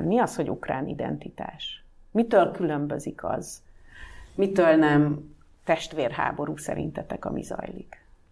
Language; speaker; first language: Hungarian; native; Hungarian